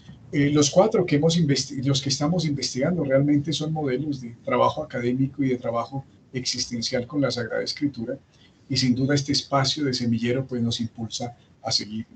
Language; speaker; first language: Spanish; native; Spanish